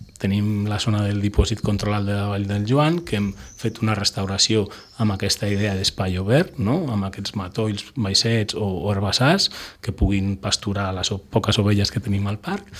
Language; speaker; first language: Catalan; non-native, local second language; Spanish